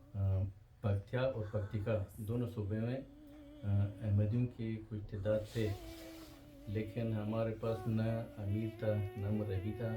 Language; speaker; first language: Hindi; non-native, fluent; Pashto